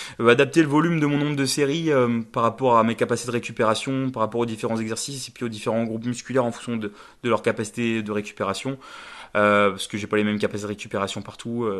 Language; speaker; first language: French; native; French